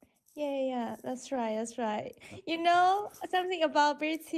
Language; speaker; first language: English; non-native, learner; Chinese